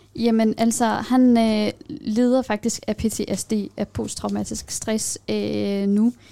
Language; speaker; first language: Danish; non-native, fluent; Kurdish